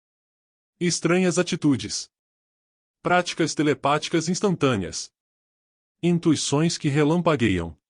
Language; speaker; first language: Portuguese; native; Portuguese